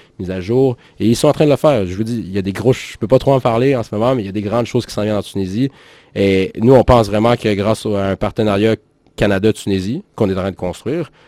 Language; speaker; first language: French; native; French